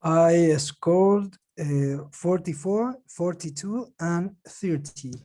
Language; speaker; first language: English; non-native, learner; Spanish